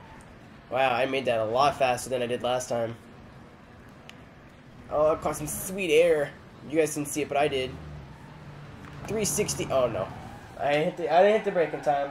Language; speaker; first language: English; native; English